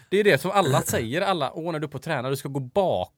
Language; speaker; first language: Swedish; native; Swedish